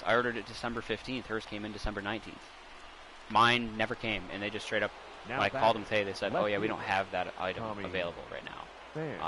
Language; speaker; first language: English; native; English